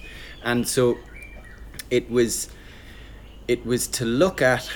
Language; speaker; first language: English; native; English